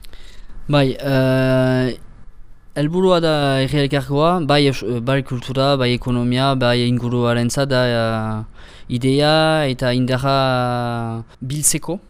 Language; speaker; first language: Basque; non-native, local second language; French